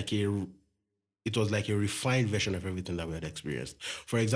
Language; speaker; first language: English; non-native, local second language; Yoruba